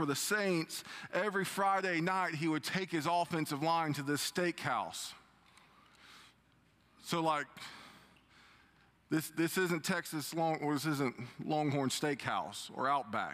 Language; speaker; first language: English; native; English